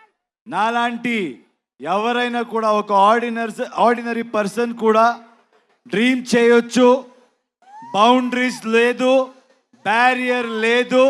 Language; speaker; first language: Telugu; non-native, learner; Kannada